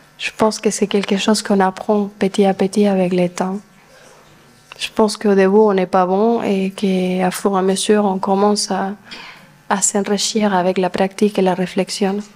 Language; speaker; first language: French; non-native, fluent; Spanish